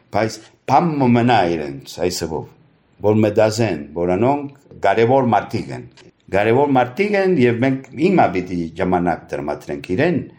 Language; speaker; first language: Armenian; early bilingual, heritage; Armenian